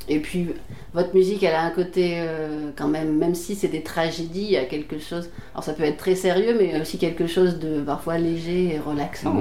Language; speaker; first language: French; native; French